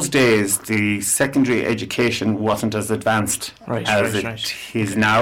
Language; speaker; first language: English; native; English